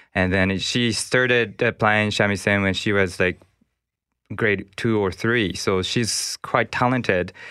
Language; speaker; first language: English; non-native, learner; Japanese